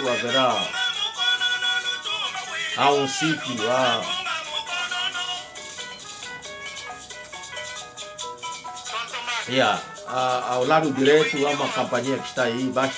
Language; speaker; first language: Portuguese; non-native, local second language; Kongo